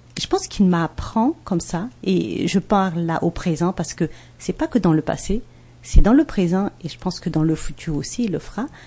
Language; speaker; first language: French; non-native, local second language; Malagasy